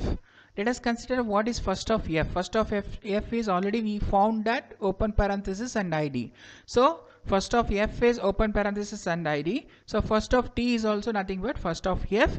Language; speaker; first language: English; non-native, local second language; Kannada